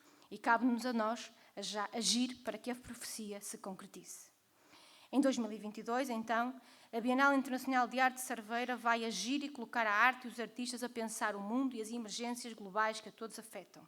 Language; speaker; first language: Portuguese; native; Portuguese